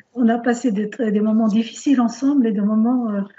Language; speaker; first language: French; native; French